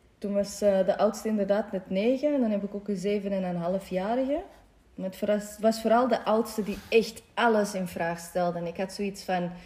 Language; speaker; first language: Dutch; non-native, fluent; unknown